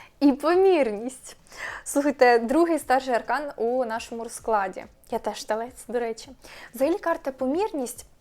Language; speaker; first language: Ukrainian; non-native, local second language; Russian